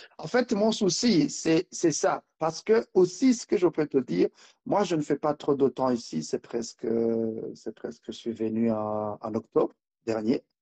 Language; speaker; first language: French; non-native, local second language; Rundi